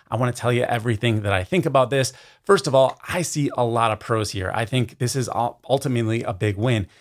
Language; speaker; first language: English; native; English